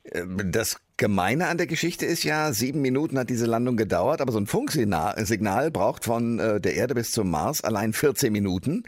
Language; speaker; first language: German; native; German